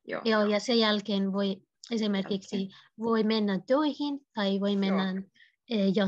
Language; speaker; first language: Finnish; non-native, learner; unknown